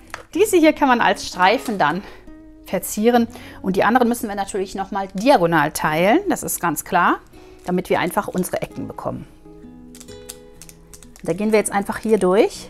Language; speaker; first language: German; native; German